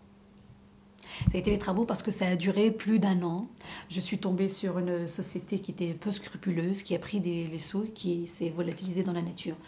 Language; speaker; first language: French; native; French